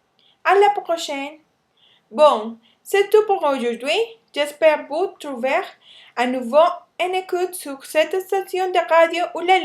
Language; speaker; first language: French; non-native, learner; Spanish